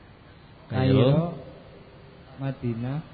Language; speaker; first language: Arabic; non-native, learner; Indonesian